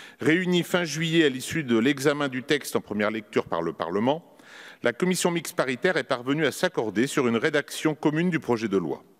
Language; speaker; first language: French; native; French